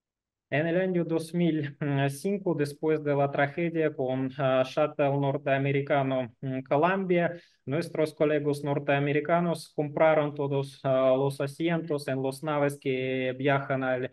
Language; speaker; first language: Spanish; non-native, learner; Russian